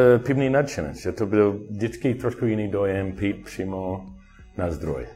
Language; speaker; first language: Czech; non-native, learner; English